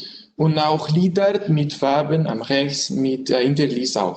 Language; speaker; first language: German; non-native, learner; French